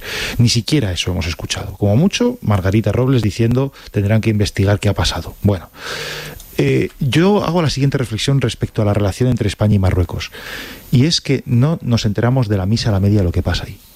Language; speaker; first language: Spanish; native; Spanish